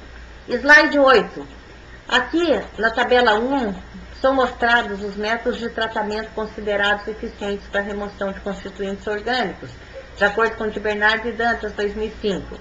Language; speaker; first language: Portuguese; native; Portuguese